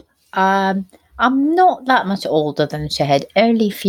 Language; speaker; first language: English; non-native, fluent; Arabic